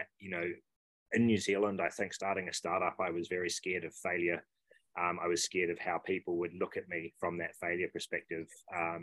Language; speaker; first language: English; native; English